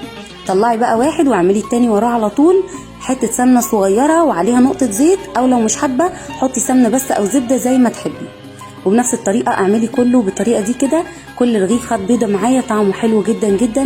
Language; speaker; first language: Arabic; native; Arabic